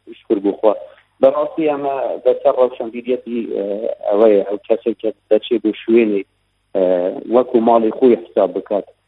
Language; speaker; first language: Central Kurdish; non-native, local second language; Kurdish